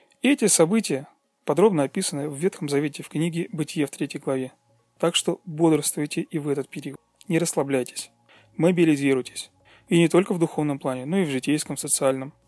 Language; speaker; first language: Russian; native; Russian